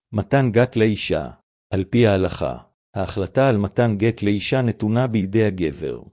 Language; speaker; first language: Hebrew; native; Hebrew